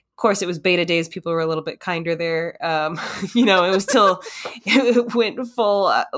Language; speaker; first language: English; native; English